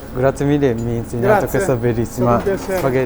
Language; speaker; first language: Italian; non-native, learner; Japanese